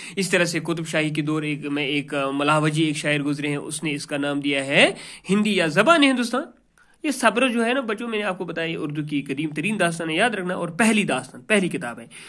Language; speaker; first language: Urdu; non-native, local second language; Kashmiri